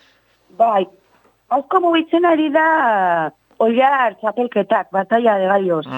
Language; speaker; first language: Basque; non-native, local second language; Spanish